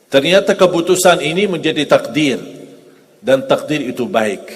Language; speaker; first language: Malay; non-native, fluent; Arabic